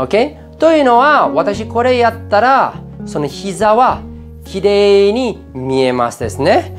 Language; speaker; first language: Japanese; non-native, fluent; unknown